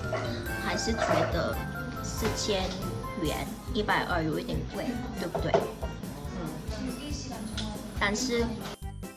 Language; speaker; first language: Chinese; non-native, fluent; Korean